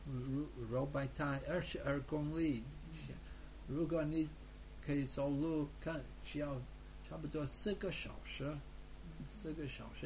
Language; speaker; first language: Chinese; non-native, fluent; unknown